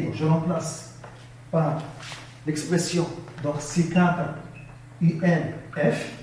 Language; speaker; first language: French; non-native, local second language; Arabic